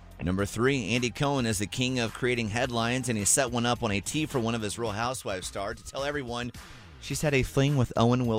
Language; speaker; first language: English; native; English